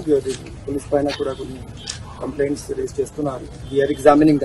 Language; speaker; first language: Telugu; non-native, local second language; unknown